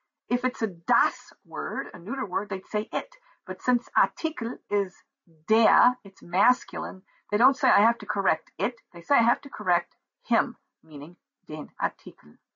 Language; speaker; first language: English; native; English